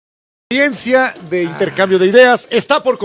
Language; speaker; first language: Spanish; native; Spanish